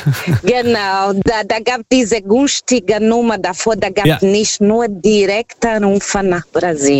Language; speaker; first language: German; non-native, learner; Portuguese